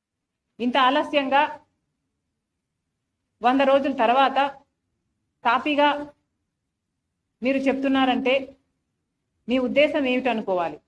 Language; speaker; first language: Telugu; native; Telugu